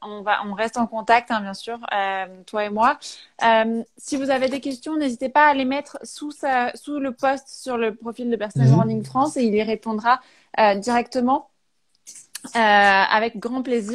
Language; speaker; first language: French; native; French